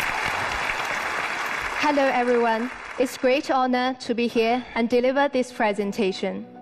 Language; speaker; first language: English; non-native, fluent; Chinese